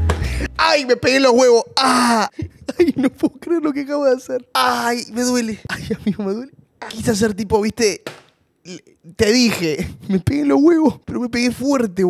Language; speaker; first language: Spanish; native; Spanish